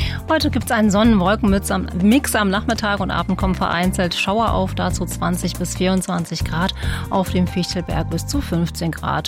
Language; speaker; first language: German; native; German